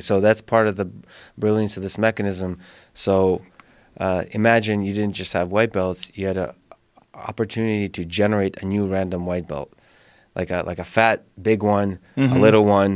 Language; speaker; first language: English; early bilingual, other home language; Russian